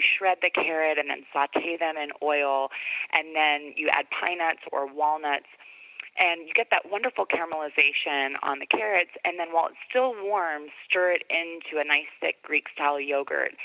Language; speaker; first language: English; native; English